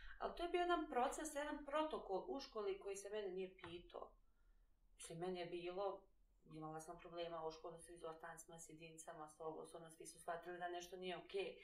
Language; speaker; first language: Bosnian; native; Bosnian